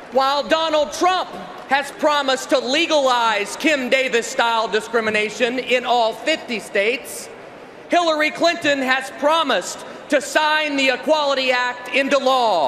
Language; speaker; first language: English; native; English